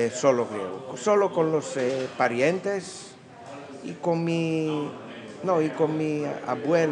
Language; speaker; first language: Spanish; early bilingual, heritage; Greek